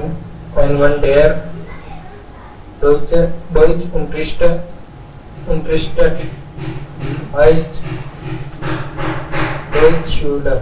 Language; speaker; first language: German; non-native, learner; Hindi